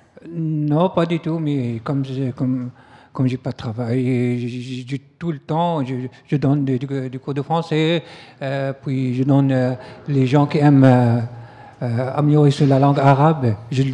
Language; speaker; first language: French; non-native, local second language; Arabic